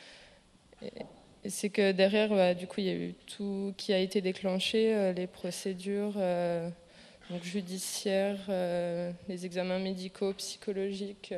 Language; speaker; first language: French; native; French